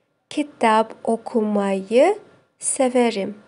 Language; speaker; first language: Turkish; non-native, fluent; Kazakh